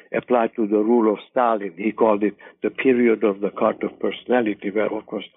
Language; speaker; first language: English; non-native, fluent; Hungarian